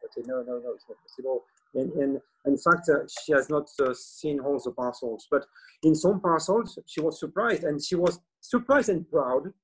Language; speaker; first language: English; non-native, learner; French